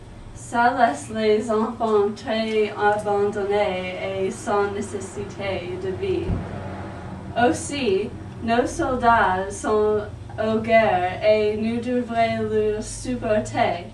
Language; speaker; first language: French; non-native, learner; English